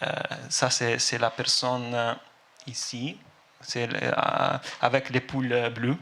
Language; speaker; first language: French; non-native, fluent; Italian